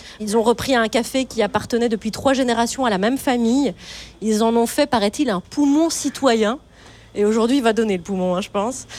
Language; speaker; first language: French; native; French